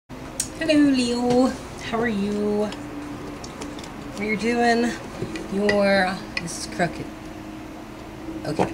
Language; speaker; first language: English; native; English